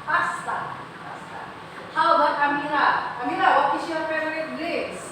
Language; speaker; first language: English; non-native, learner; Indonesian